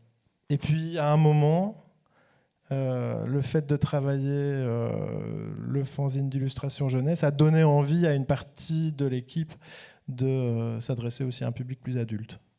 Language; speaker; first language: French; native; French